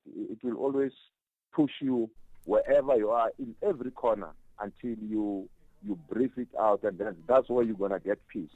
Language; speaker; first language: English; non-native, local second language; Tsonga